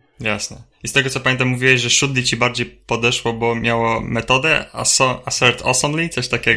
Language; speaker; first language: Polish; native; Polish